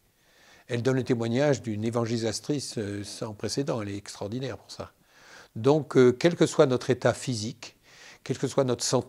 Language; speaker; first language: French; native; French